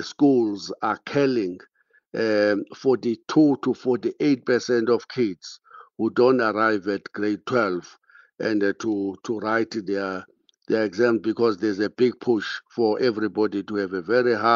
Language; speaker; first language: English; non-native, local second language; Xhosa